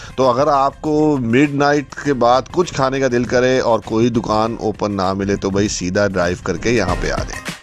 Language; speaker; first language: Urdu; non-native, local second language; Punjabi